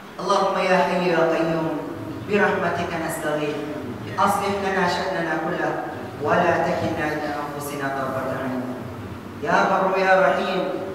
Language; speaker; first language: Arabic; non-native, fluent; Fula